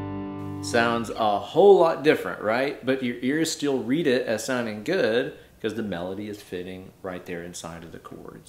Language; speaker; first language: English; native; English